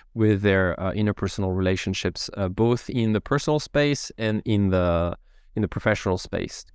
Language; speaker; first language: English; non-native, fluent; French